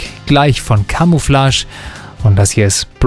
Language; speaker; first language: German; native; German